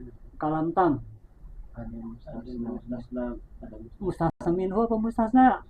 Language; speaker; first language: Arabic; non-native, local second language; Indonesian